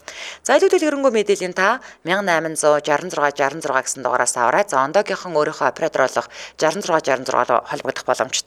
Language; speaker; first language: Mongolian; native; Mongolian